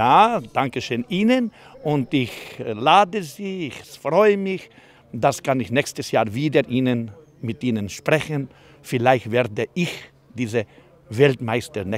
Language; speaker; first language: German; non-native, fluent; Croatian